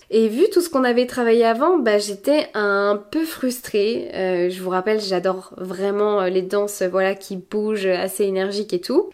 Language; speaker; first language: French; native; French